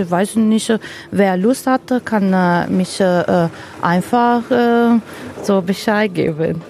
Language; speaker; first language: German; non-native, learner; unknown